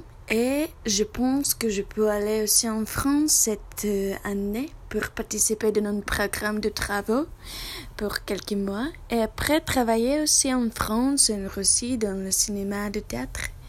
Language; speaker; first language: French; non-native, learner; Russian